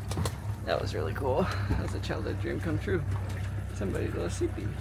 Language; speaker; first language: English; native; English